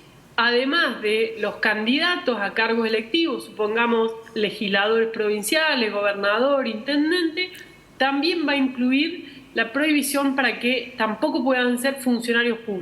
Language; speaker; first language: Spanish; native; Spanish